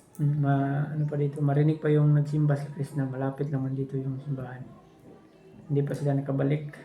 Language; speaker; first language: Filipino; non-native, local second language; Cebuano